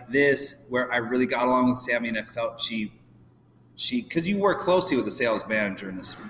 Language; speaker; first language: English; native; English